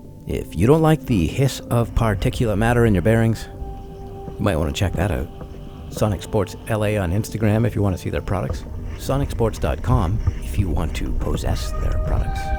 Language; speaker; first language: English; native; English